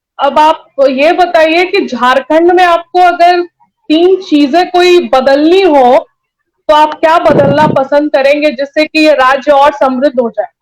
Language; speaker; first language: Hindi; native; Hindi